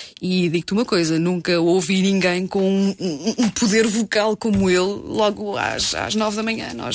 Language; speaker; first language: Portuguese; native; Portuguese